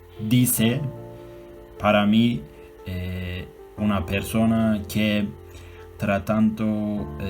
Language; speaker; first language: Spanish; non-native, learner; Turkish